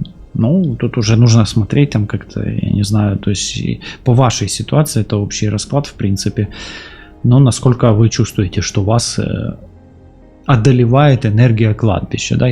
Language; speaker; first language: Russian; native; Russian